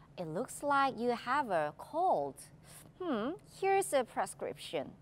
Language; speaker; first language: English; non-native, fluent; Korean